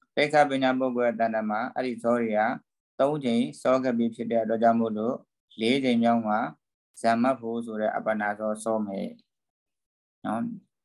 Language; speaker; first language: Burmese; native; Burmese